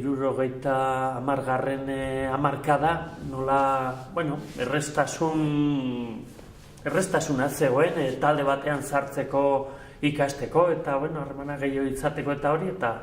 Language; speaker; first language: Basque; non-native, local second language; Spanish